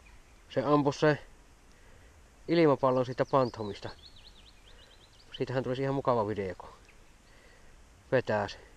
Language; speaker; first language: Finnish; native; Finnish